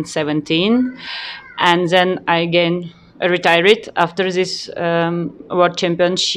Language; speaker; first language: English; non-native, learner; Ukrainian